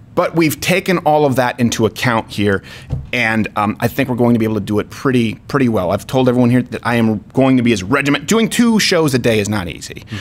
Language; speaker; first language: English; native; English